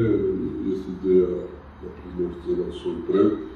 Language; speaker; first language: Russian; non-native, fluent; Georgian